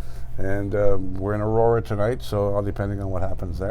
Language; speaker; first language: English; native; English